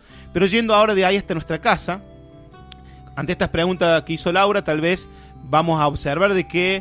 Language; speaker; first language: Spanish; native; Spanish